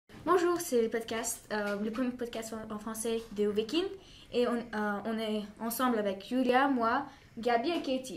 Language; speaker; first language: French; non-native, fluent; Bulgarian